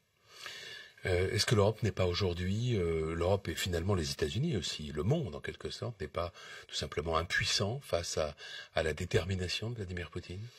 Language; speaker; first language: French; native; French